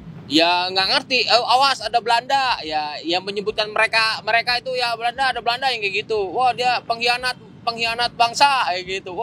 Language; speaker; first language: Indonesian; native; Indonesian